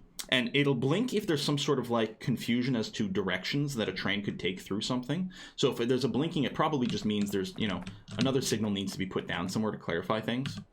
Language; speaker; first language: English; native; English